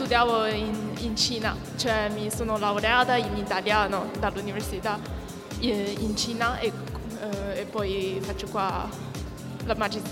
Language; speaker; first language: Italian; non-native, fluent; Chinese